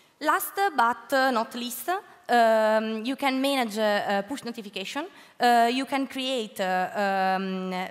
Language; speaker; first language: English; non-native, learner; Italian